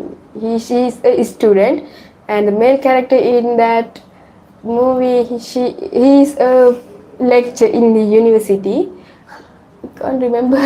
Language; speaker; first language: English; non-native, learner; Sinhala